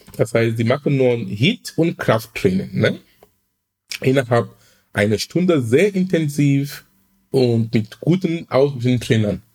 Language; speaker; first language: German; non-native, fluent; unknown